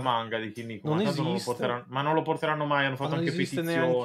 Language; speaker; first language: Italian; native; Italian